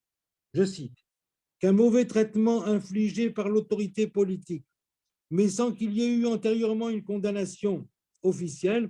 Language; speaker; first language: French; native; French